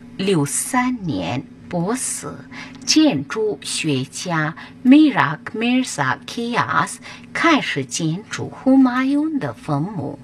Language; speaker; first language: Chinese; non-native, learner; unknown